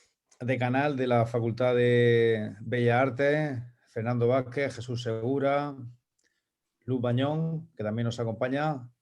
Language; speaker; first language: Spanish; native; Spanish